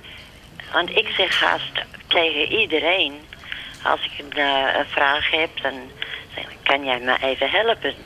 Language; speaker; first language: Dutch; early bilingual, other home language; English